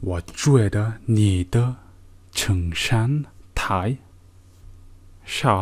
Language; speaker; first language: Chinese; non-native, learner; Mongolian